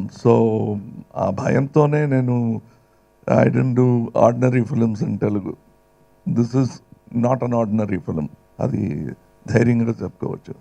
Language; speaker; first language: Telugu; non-native, local second language; Tamil